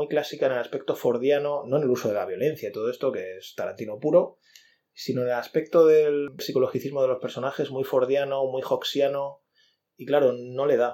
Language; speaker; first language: Spanish; native; Spanish